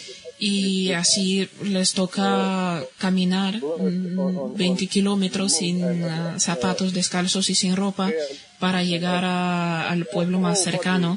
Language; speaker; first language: Spanish; non-native, fluent; Bosnian